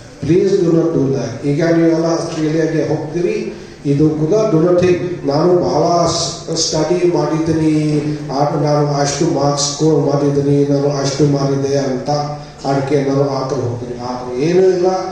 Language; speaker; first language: Kannada; non-native, learner; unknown